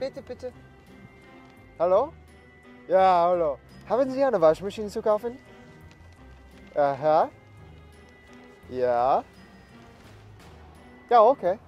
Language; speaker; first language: German; non-native, learner; English